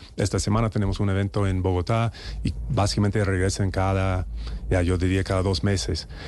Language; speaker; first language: Spanish; non-native, fluent; English